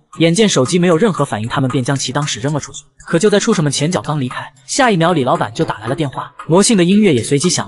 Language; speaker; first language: Chinese; native; Chinese